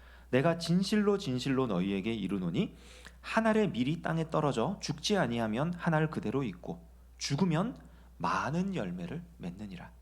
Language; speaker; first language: Korean; native; Korean